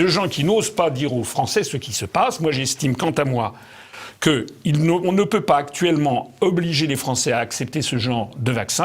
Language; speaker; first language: French; native; French